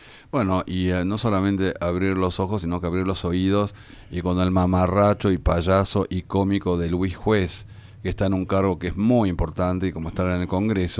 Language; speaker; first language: Spanish; native; Spanish